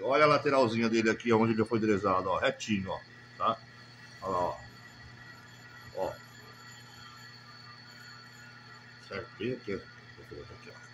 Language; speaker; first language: Portuguese; native; Portuguese